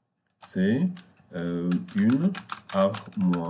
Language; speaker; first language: French; non-native, fluent; Arabic